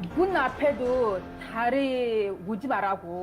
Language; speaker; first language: Korean; non-native, learner; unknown